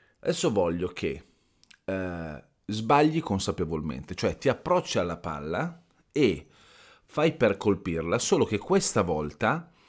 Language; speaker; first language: Italian; native; Italian